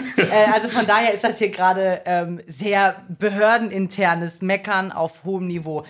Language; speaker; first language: German; native; German